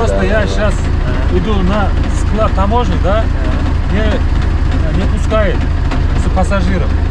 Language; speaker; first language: Russian; non-native, local second language; Uzbek